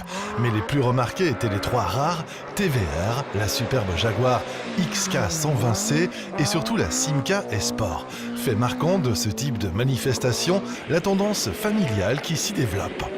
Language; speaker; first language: French; native; French